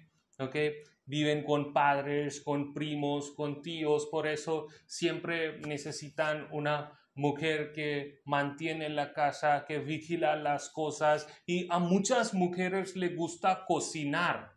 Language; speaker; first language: Spanish; non-native, local second language; Hindi